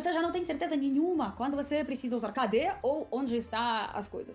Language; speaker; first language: Portuguese; non-native, fluent; Russian